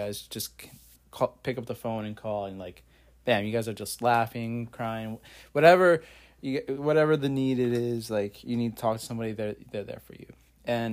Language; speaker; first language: English; native; English